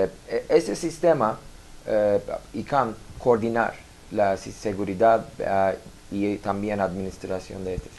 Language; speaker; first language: Spanish; non-native, learner; Turkish